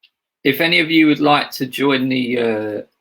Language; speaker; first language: English; native; English